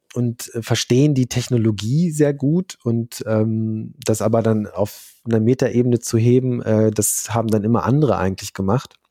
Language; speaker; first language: German; native; German